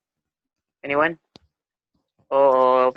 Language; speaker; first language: English; non-native, local second language; Malay